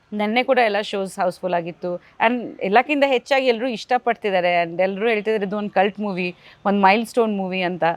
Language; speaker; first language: Kannada; non-native, fluent; Bangla